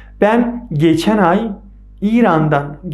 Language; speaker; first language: Turkish; non-native, fluent; Persian